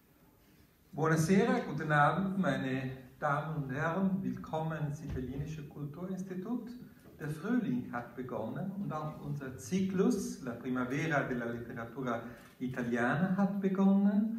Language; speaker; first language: German; non-native, fluent; Italian